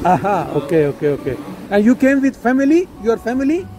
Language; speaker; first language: English; non-native, local second language; Urdu